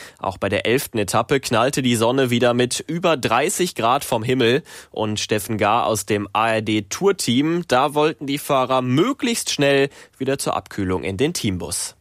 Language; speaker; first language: German; native; German